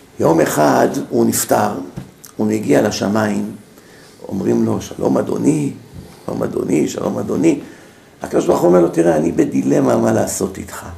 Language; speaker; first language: Hebrew; native; Hebrew